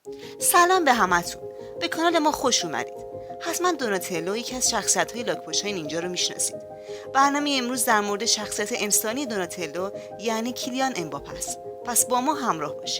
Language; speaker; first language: Persian; native; Persian